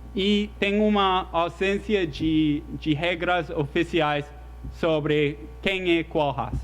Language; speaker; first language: Portuguese; non-native, fluent; English